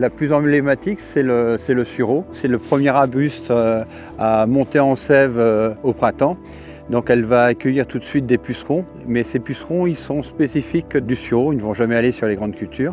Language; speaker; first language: French; native; French